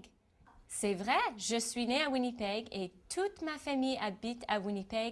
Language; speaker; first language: French; non-native, fluent; English